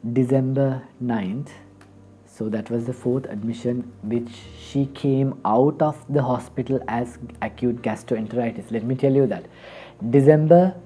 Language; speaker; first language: English; non-native, local second language; Sinhala